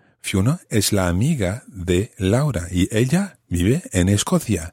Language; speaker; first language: Spanish; non-native, fluent; English